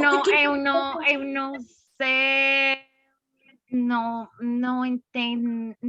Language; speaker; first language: Portuguese; non-native, learner; Spanish